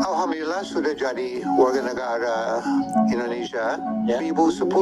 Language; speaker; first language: Indonesian; non-native, fluent; English